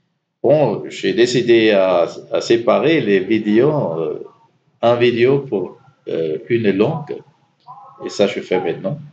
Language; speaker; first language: French; non-native, fluent; German